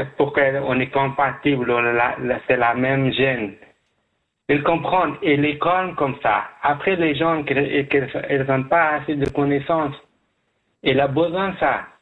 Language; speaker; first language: French; non-native, learner; Persian